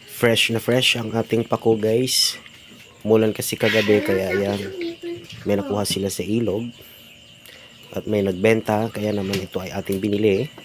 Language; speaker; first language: Filipino; non-native, local second language; Iloko